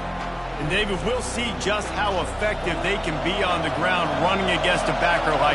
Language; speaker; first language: English; native; English